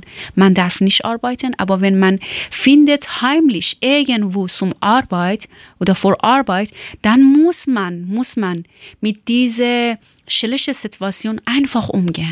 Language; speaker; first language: German; non-native, learner; Persian